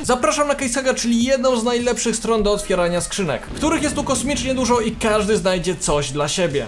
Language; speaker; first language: Polish; native; Polish